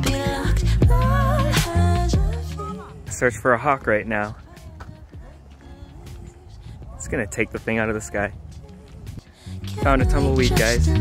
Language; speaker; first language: English; native; English